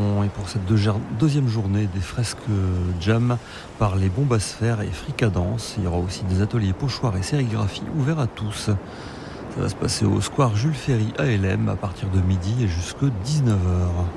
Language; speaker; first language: French; native; French